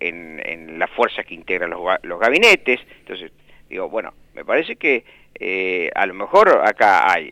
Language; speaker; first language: Spanish; native; Spanish